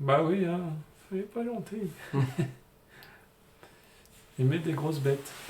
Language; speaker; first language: French; native; French